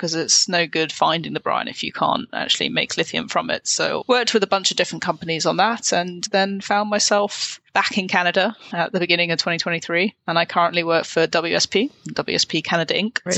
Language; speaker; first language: English; native; English